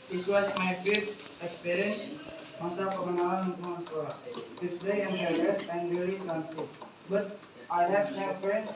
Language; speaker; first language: English; non-native, learner; Indonesian